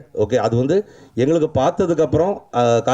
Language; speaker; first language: Tamil; native; Tamil